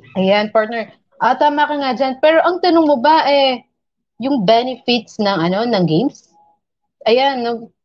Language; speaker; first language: Filipino; non-native, local second language; Pampanga